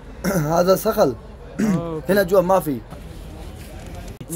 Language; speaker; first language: Arabic; non-native, learner; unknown